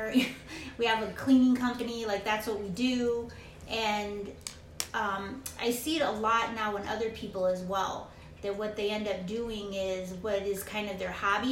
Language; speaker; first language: English; native; English